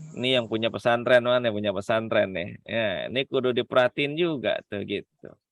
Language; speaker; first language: Indonesian; native; Indonesian